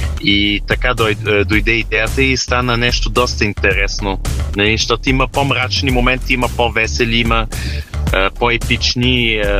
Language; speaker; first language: Bulgarian; early bilingual, heritage; Bulgarian